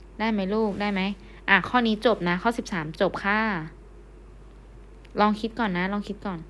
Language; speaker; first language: Thai; native; Thai